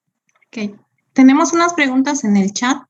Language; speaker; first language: Spanish; native; Spanish